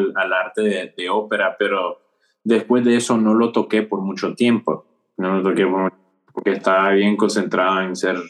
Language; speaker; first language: Spanish; early bilingual, heritage; Spanish